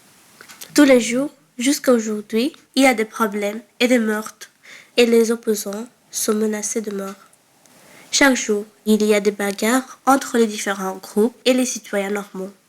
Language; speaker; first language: French; early bilingual, other home language; Bangla